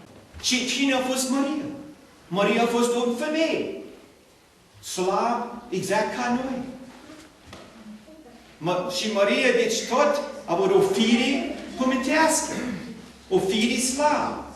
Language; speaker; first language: Romanian; non-native, learner; English